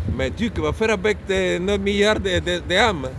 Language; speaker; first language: French; non-native, learner; Spanish